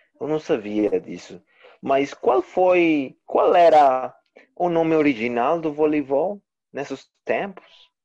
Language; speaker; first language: Portuguese; non-native, learner; Spanish